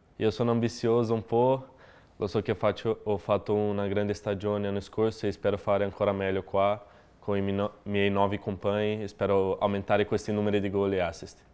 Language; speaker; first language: Italian; non-native, fluent; Portuguese